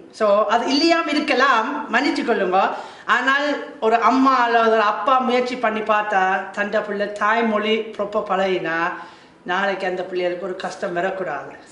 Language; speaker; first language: Tamil; non-native, fluent; German